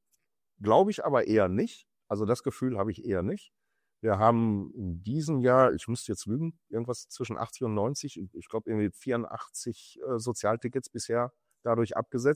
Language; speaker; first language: German; native; German